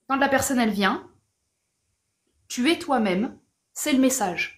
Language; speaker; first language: French; native; French